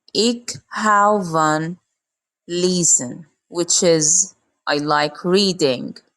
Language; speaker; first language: Dutch; non-native, learner; Arabic